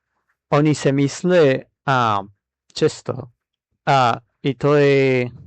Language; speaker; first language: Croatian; non-native, learner; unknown